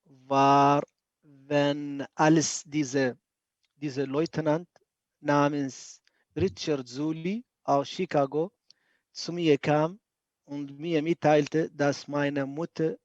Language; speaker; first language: German; non-native, fluent; Arabic